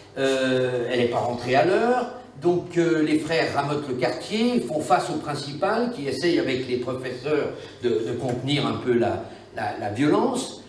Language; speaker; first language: French; native; French